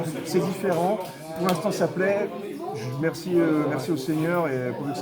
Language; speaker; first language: French; native; French